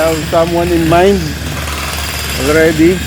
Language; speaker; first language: English; non-native, local second language; Filipino